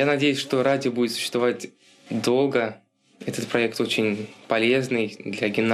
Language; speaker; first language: Russian; native; Russian